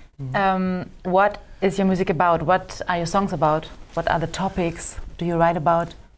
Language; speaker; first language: English; non-native, fluent; German